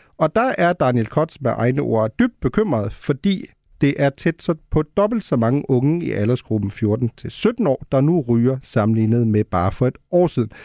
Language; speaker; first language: Danish; early bilingual, heritage; Danish